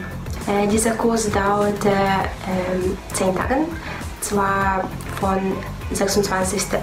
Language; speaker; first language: German; non-native, fluent; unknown